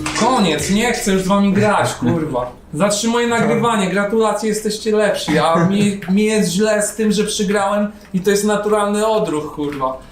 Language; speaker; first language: Polish; native; Polish